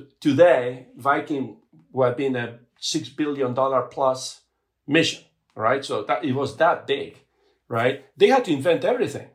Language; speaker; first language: English; non-native, fluent; Spanish